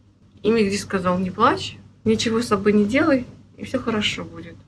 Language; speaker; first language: Russian; native; Russian